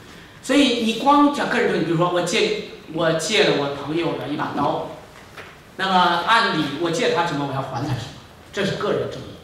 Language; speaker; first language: Chinese; native; Chinese